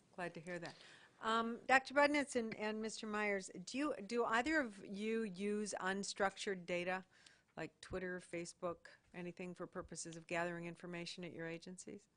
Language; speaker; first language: English; native; English